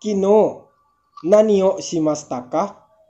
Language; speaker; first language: Japanese; non-native, learner; Indonesian